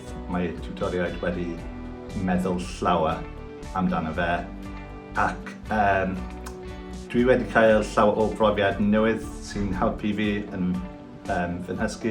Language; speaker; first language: Welsh; non-native, local second language; English